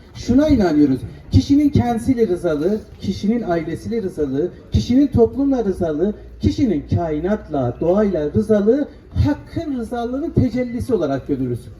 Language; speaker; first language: Turkish; non-native, local second language; Zaza